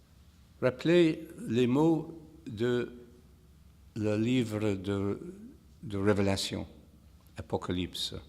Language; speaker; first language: French; non-native, fluent; English